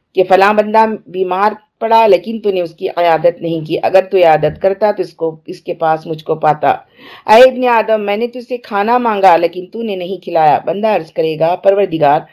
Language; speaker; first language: Urdu; native; Urdu